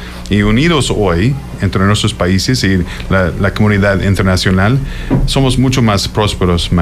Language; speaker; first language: Spanish; non-native, fluent; English